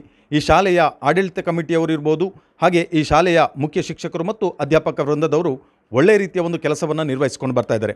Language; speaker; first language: Kannada; native; Kannada